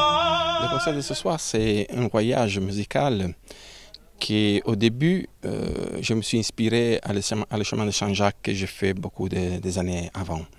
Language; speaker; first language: French; non-native, learner; Italian